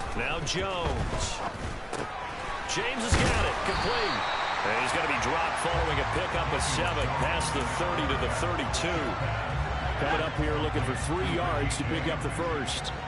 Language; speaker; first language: English; native; English